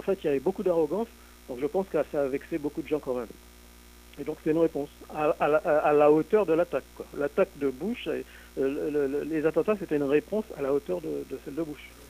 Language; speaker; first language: French; native; French